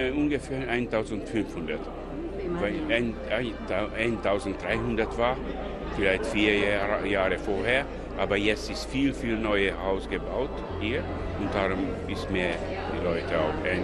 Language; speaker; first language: German; non-native, local second language; Hungarian